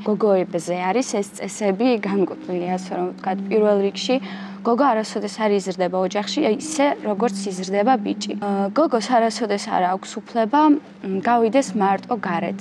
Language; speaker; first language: Georgian; non-native, local second language; Azerbaijani